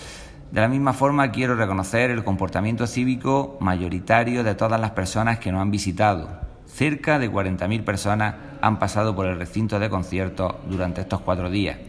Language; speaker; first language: Spanish; native; Spanish